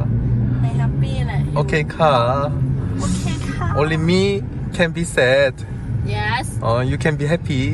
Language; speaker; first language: English; non-native, learner; Korean